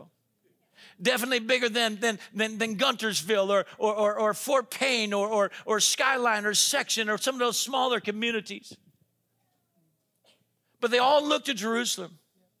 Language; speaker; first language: English; native; English